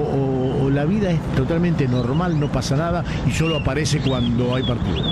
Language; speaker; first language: Spanish; native; Spanish